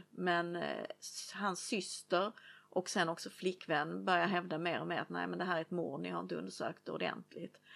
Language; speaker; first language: Swedish; native; Swedish